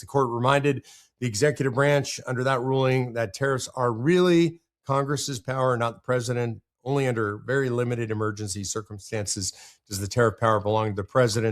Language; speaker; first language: English; native; English